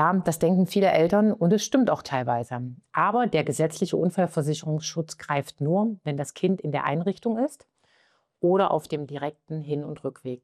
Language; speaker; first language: German; native; German